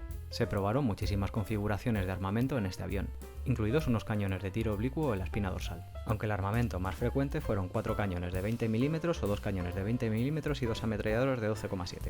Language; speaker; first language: Spanish; native; Spanish